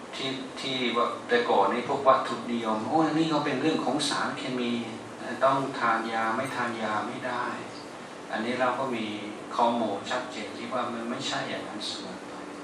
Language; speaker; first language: Thai; non-native, fluent; English